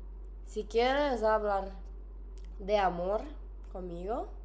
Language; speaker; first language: Spanish; non-native, learner; English